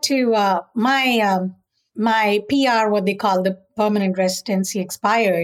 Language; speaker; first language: English; non-native, local second language; Tamil